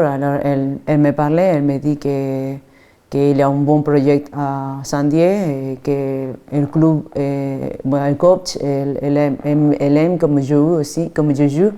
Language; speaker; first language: French; non-native, fluent; Spanish